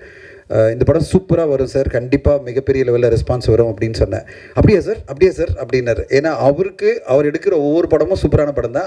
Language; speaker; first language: Tamil; native; Tamil